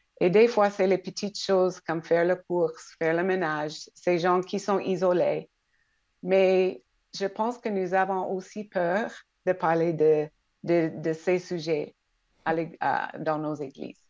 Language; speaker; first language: French; non-native, local second language; English